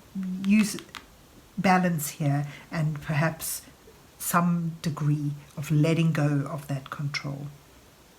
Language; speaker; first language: English; native; English